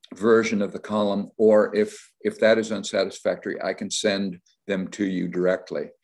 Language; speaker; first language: English; native; English